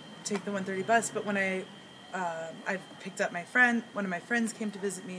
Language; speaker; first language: English; native; English